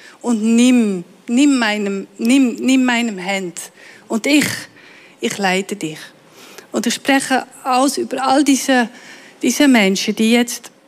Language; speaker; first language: German; non-native, fluent; Dutch